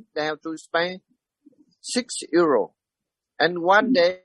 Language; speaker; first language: English; non-native, learner; Vietnamese